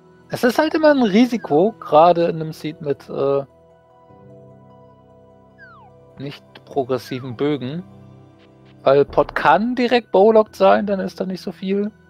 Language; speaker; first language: German; native; German